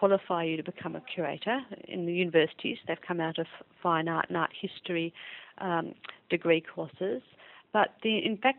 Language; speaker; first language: English; native; English